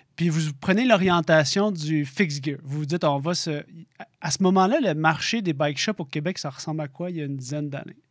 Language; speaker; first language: French; native; French